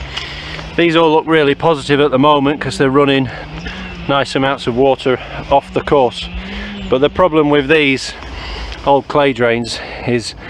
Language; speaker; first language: English; native; English